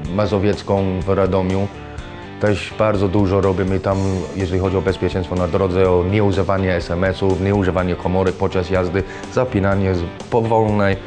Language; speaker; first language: Polish; non-native, fluent; English